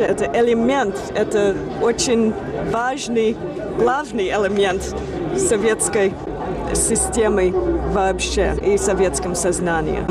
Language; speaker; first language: Russian; non-native, fluent; English